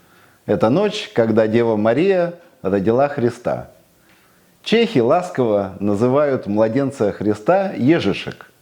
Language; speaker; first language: Russian; native; Russian